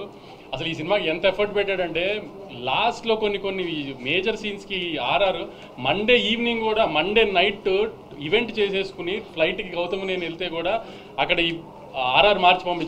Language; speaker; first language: Telugu; native; Telugu